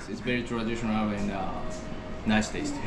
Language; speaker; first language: English; non-native, learner; Japanese